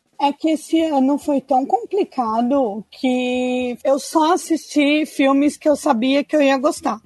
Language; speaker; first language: Portuguese; native; Portuguese